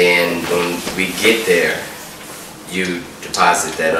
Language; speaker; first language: English; native; English